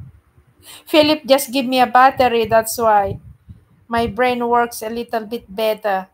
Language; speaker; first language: English; non-native, local second language; Filipino